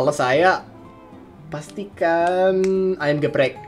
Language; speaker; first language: Indonesian; non-native, fluent; English